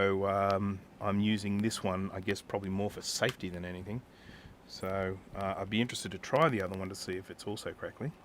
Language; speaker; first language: English; native; English